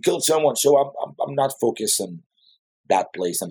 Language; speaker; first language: English; non-native, fluent; Hebrew